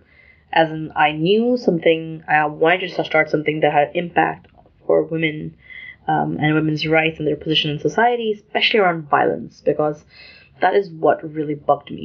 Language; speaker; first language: English; non-native, local second language; Urdu